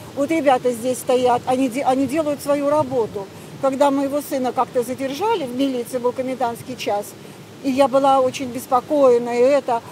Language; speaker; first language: Russian; native; Russian